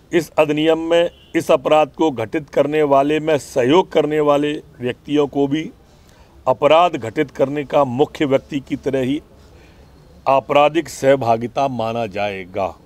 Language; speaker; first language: Hindi; native; Hindi